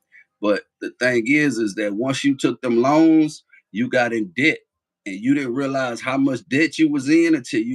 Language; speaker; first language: English; native; English